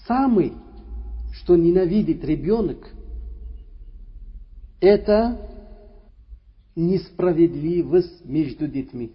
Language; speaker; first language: Russian; non-native, learner; Uzbek